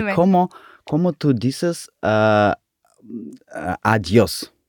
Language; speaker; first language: Spanish; non-native, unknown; Russian